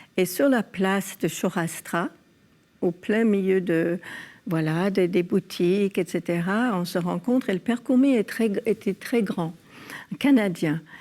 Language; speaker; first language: French; early bilingual, other home language; English